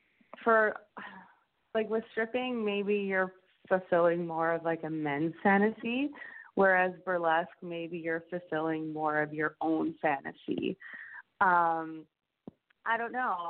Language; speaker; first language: English; native; English